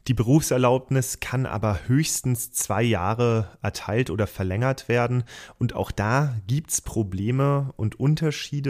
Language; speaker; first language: German; native; German